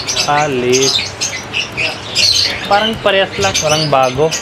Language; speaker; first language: Filipino; non-native, learner; Punjabi